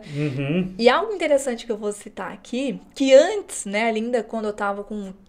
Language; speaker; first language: Portuguese; native; Portuguese